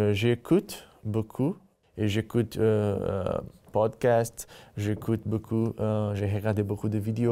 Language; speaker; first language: French; non-native, learner; Portuguese